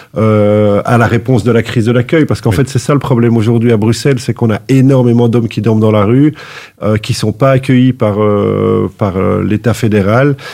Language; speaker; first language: French; native; French